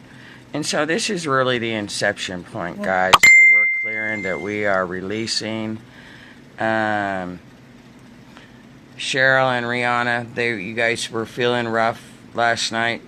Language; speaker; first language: English; native; English